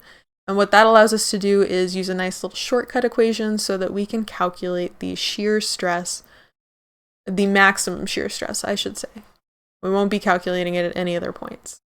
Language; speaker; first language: English; native; English